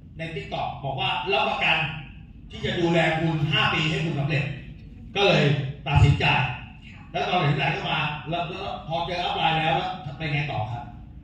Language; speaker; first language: Thai; native; Thai